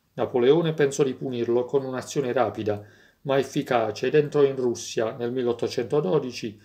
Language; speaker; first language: Italian; native; Italian